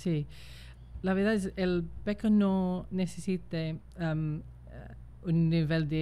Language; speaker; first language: Spanish; non-native, fluent; English